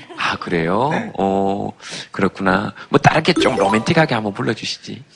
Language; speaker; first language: Korean; native; Korean